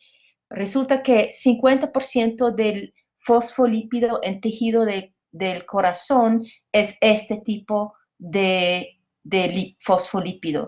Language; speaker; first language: Spanish; non-native, fluent; English